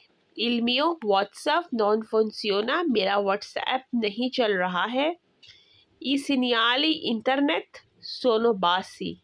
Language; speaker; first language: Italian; non-native, fluent; Urdu